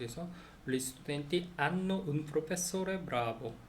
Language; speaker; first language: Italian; non-native, learner; Korean